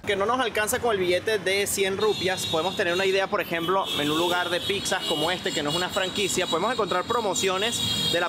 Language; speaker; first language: Spanish; native; Spanish